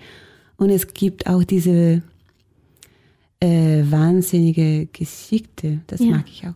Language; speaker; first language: German; non-native, fluent; Danish